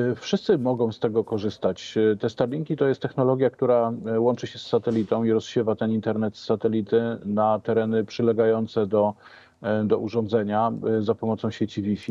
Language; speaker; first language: Polish; native; Polish